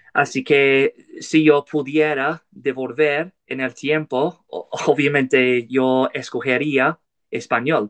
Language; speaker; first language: Spanish; non-native, learner; English